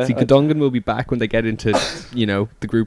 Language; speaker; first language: English; native; English